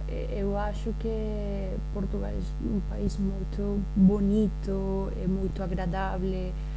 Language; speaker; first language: Portuguese; non-native, learner; Spanish